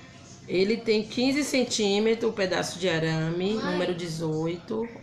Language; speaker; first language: Portuguese; native; Portuguese